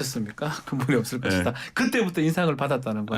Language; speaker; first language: Korean; native; Korean